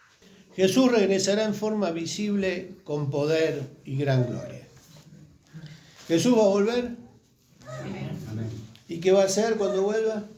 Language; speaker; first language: Spanish; native; Spanish